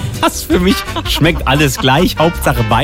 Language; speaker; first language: German; native; German